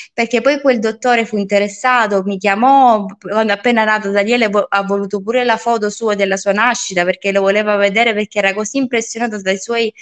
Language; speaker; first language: Italian; early bilingual, other home language; Polish